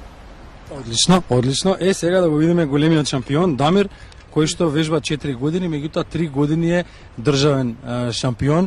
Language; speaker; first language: Macedonian; native; Macedonian